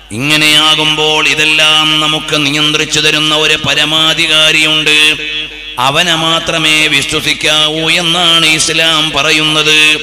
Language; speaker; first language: Malayalam; native; Malayalam